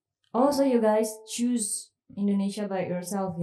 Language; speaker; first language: English; non-native, fluent; Indonesian